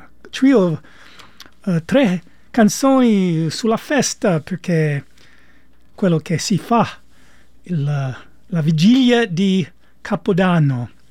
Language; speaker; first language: Italian; non-native, learner; English